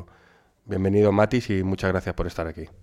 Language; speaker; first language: Spanish; native; Spanish